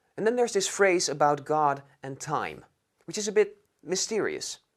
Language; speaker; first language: English; non-native, fluent; Dutch